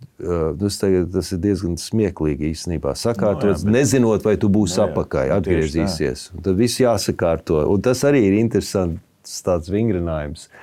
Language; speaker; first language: Latvian; early bilingual, heritage; Latvian